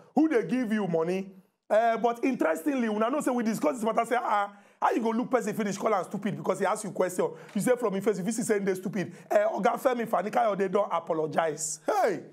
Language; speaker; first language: Nigerian Pidgin; native; Nigerian Pidgin